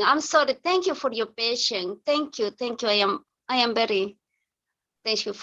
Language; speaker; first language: English; non-native, learner; Spanish